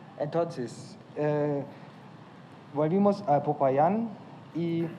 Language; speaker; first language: Spanish; non-native, fluent; German